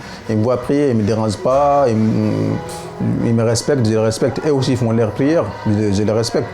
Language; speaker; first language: French; non-native, local second language; Soninke